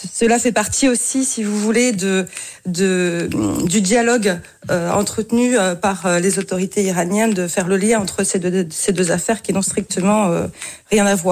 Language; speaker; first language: French; native; French